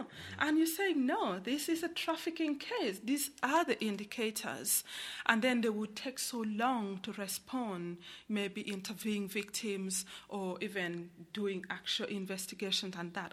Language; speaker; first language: English; non-native, local second language; Acoli